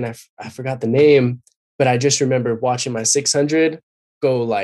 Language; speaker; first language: English; native; English